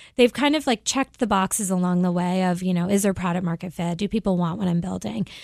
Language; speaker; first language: English; native; English